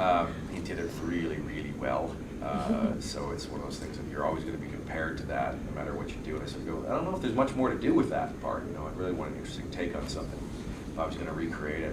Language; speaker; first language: English; native; English